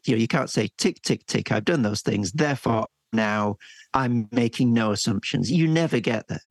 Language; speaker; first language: English; native; English